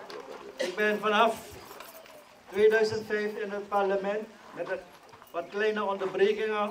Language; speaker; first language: Dutch; native; Dutch